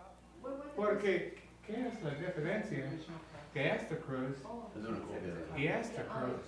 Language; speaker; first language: Spanish; non-native, learner; English